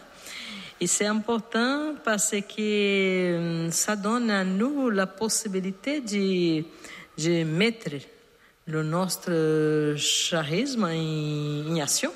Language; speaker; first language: French; non-native, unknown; Portuguese